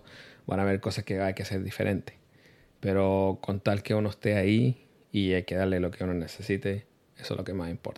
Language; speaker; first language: Spanish; early bilingual, heritage; Spanish